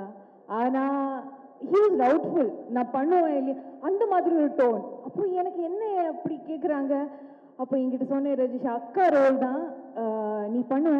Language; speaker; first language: Tamil; non-native, local second language; Malayalam